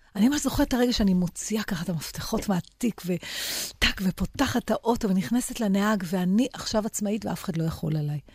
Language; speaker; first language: Hebrew; native; Hebrew